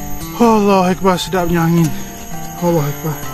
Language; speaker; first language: Malay; native; Malay